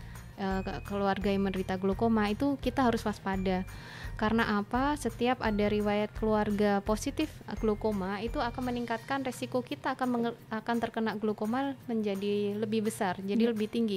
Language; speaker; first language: Indonesian; native; Indonesian